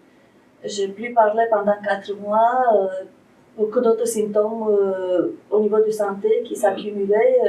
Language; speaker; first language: French; non-native, fluent; Romanian